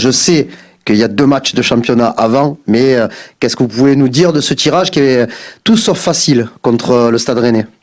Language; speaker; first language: French; native; French